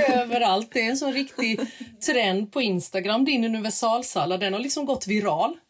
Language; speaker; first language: Swedish; early bilingual, other home language; Russian